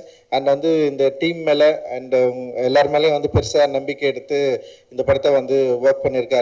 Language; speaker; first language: Tamil; native; Tamil